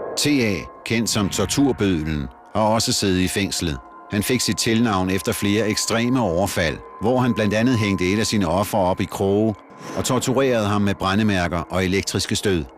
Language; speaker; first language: Danish; native; Danish